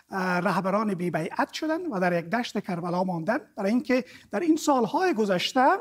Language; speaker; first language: Persian; native; Persian